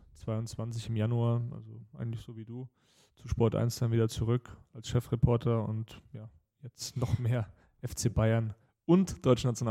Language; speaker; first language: German; native; German